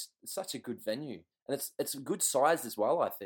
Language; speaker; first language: English; native; English